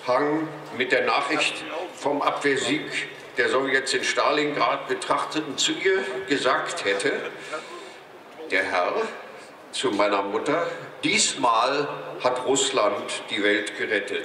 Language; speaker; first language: German; native; German